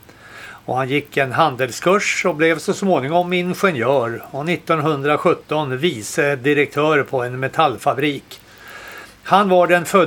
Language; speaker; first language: Swedish; native; Swedish